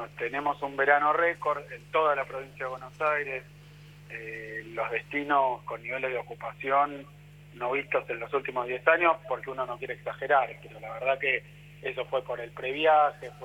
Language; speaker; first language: Spanish; native; Spanish